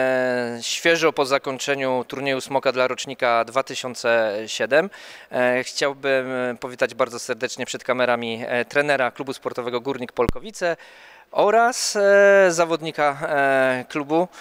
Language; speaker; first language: Polish; native; Polish